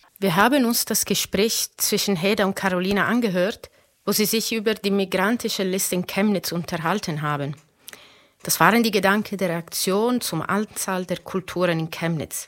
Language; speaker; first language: German; non-native, fluent; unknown